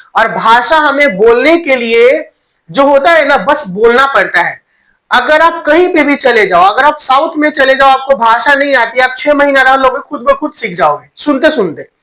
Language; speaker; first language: Hindi; native; Hindi